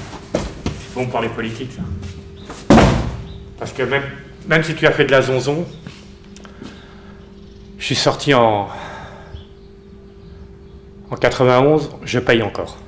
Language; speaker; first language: French; native; French